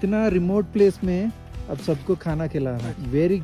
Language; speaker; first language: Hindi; non-native, local second language; Telugu